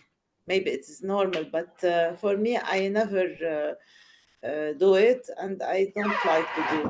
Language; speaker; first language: English; non-native, learner; Arabic